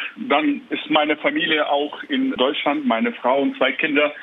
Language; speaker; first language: German; non-native, fluent; Ukrainian